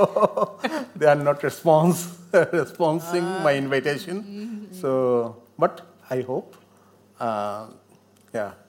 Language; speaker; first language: English; non-native, learner; Bangla